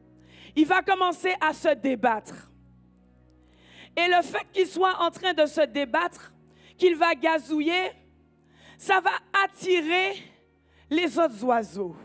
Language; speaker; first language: French; native; French